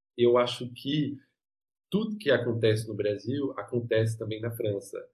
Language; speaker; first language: Portuguese; non-native, fluent; French